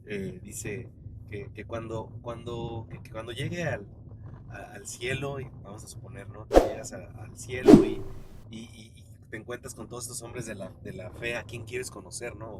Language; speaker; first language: Spanish; native; Spanish